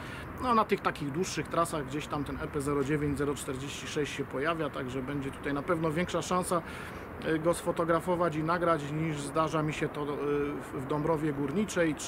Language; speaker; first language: Polish; native; Polish